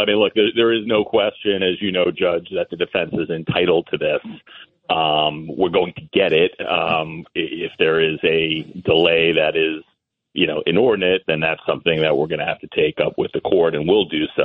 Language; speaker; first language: English; native; English